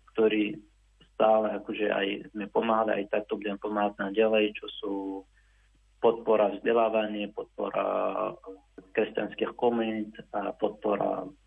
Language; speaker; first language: Slovak; non-native, fluent; Arabic